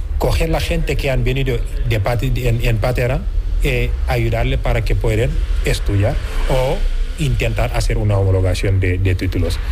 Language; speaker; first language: Spanish; non-native, fluent; Wolof